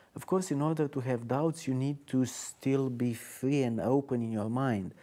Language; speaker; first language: English; non-native, fluent; Romanian